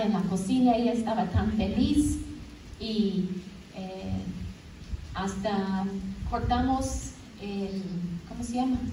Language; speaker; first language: Spanish; non-native, fluent; English